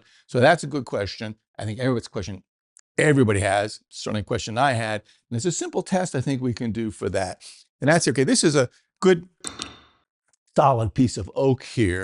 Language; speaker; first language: English; native; English